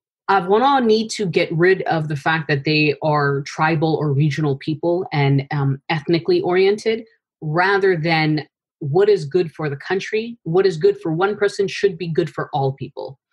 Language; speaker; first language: English; early bilingual, other home language; Persian